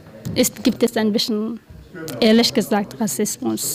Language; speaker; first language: German; non-native, learner; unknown